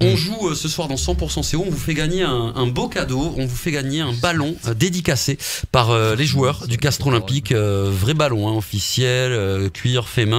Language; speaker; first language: French; native; French